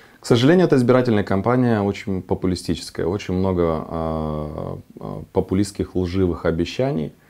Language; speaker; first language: Russian; non-native, local second language; Romanian